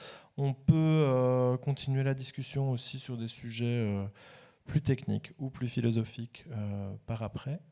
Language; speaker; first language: French; native; French